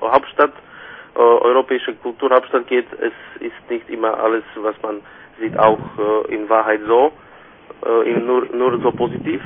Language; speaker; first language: German; non-native, fluent; Slovak